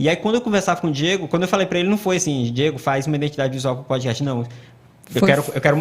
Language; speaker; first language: Portuguese; native; Portuguese